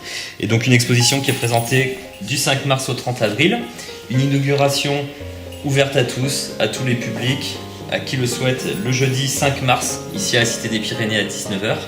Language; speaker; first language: French; native; French